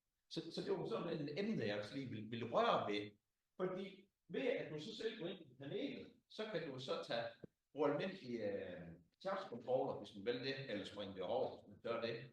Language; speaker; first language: Danish; native; Danish